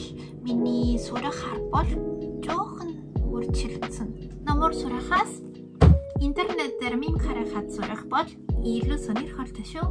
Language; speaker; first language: Mongolian; non-native, learner; Korean